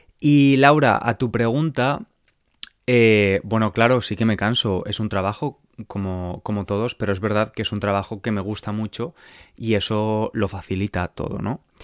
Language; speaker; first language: Spanish; native; Spanish